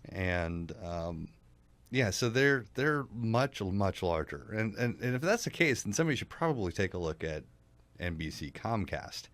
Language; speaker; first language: English; native; English